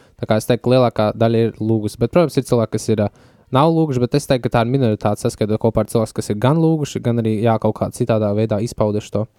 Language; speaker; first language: Latvian; native; Latvian